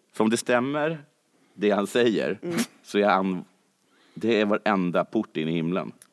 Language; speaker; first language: Swedish; native; Swedish